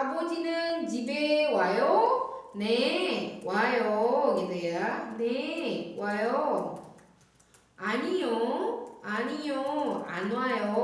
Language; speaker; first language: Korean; non-native, fluent; Indonesian